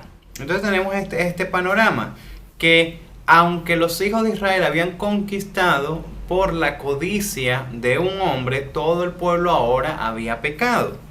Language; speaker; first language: Spanish; native; Spanish